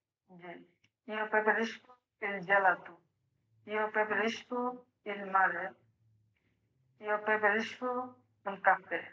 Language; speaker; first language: Italian; non-native, learner; Bangla